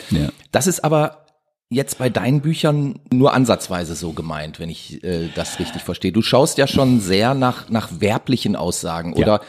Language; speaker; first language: German; native; German